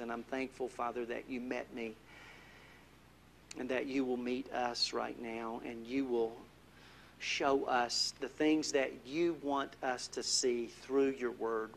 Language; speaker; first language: English; native; English